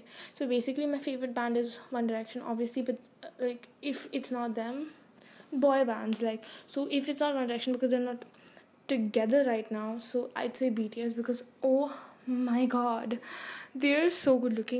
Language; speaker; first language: English; non-native, local second language; Hindi